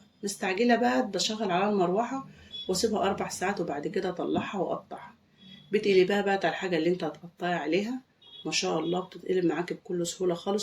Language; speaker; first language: Arabic; native; Arabic